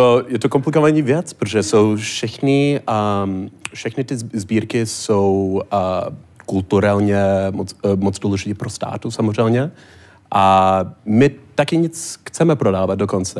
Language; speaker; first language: Czech; non-native, learner; English